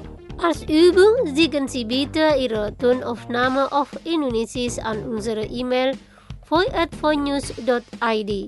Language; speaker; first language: German; non-native, fluent; Indonesian